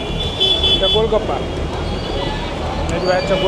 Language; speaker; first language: Russian; non-native, learner; Hindi